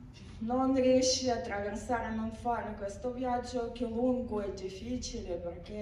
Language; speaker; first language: Italian; non-native, learner; Ukrainian